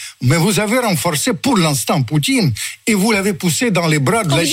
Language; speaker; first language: French; non-native, fluent; Russian